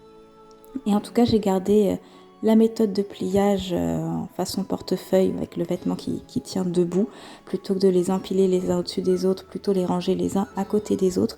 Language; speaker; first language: French; native; French